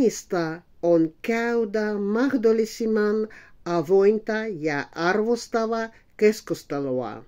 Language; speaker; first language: Finnish; non-native, fluent; Russian